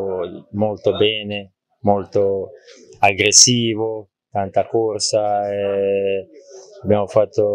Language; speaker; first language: Italian; non-native, learner; Croatian